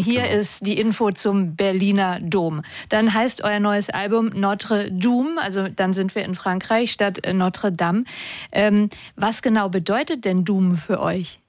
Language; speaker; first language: German; native; German